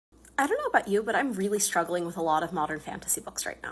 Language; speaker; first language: English; native; English